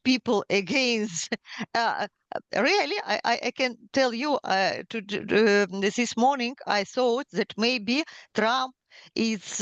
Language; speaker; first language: English; non-native, learner; Ukrainian